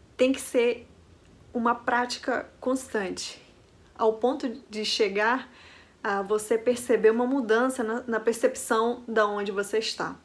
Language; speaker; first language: Portuguese; non-native, fluent; Spanish